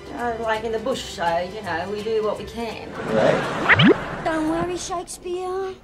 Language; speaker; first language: English; native; English